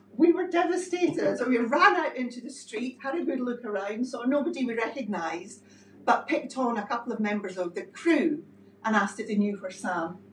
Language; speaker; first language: English; native; English